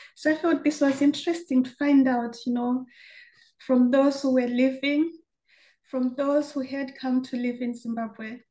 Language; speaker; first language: English; non-native, local second language; Shona